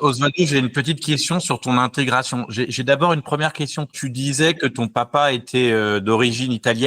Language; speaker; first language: French; native; French